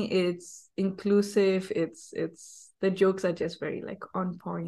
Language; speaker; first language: English; non-native, local second language; Tamil